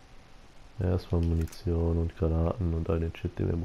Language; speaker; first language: German; native; German